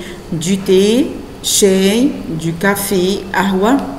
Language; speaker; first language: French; non-native, fluent; Arabic